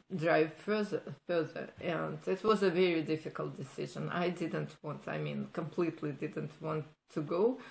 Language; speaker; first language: English; non-native, fluent; Ukrainian